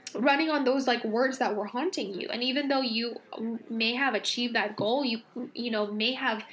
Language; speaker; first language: English; native; English